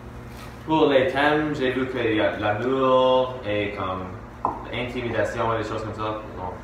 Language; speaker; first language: French; non-native, learner; English